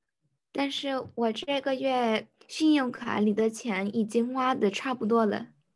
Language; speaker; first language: Chinese; non-native, learner; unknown